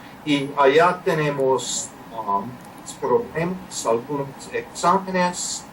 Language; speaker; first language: Spanish; non-native, learner; English